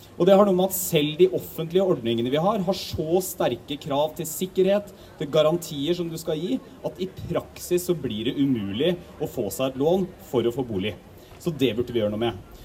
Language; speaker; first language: Norwegian; native; Norwegian